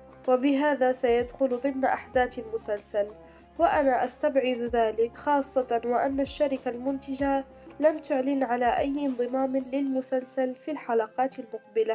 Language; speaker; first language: Arabic; native; Arabic